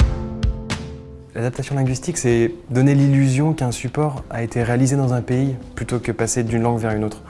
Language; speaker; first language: French; native; French